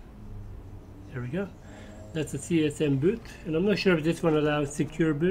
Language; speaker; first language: English; native; English